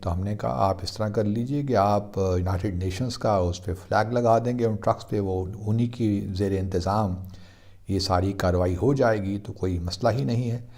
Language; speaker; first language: Urdu; native; Urdu